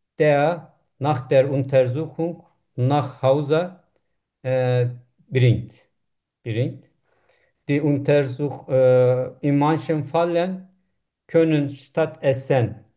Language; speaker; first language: German; non-native, learner; Turkish